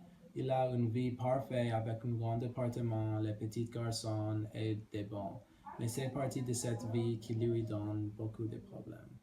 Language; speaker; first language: French; non-native, learner; English